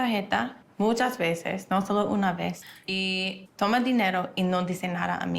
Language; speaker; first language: Spanish; non-native, learner; English